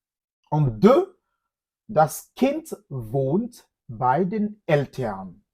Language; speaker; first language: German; non-native, fluent; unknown